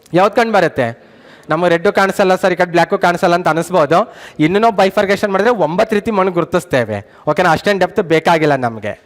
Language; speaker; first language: Kannada; native; Kannada